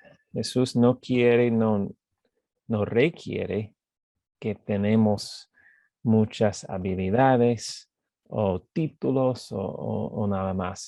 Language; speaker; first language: Spanish; non-native, fluent; English